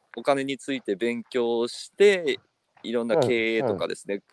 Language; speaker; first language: Japanese; native; Japanese